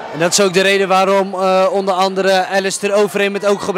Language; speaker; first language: Dutch; native; Dutch